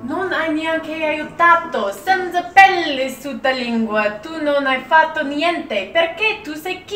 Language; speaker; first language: Italian; non-native, learner; English